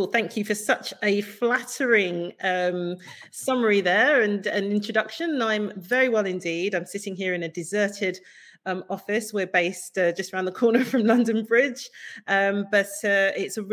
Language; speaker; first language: English; native; English